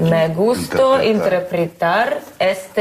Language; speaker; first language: Spanish; non-native, learner; Russian